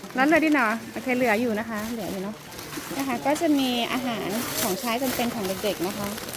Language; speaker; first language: Thai; non-native, local second language; Karen languages